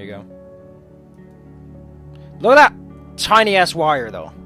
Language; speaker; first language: English; non-native, fluent; Dutch